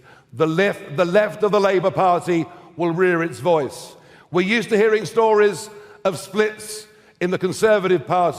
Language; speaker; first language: English; native; English